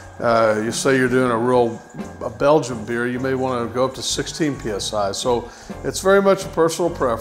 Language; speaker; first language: English; native; English